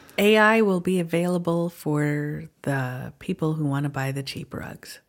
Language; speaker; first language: English; early bilingual, other home language; Filipino